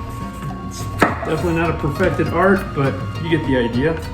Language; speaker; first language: English; native; English